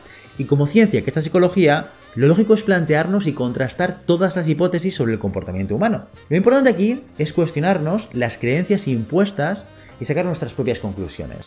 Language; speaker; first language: Spanish; native; Spanish